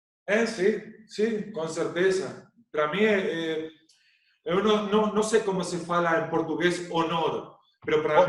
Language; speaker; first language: Portuguese; non-native, learner; Spanish